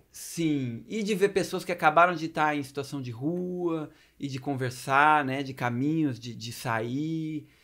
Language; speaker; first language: Portuguese; native; Portuguese